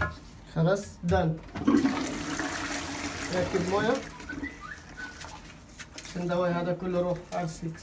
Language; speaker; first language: Arabic; non-native, learner; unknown